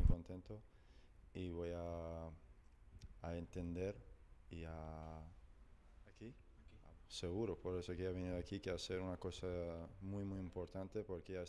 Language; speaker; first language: Spanish; non-native, fluent; Persian